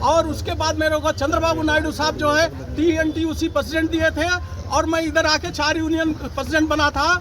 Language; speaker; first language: Hindi; non-native, local second language; Telugu